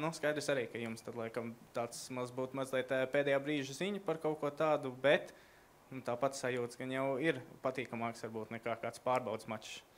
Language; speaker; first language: Latvian; native; Latvian